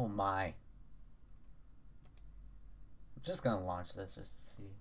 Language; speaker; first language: English; native; English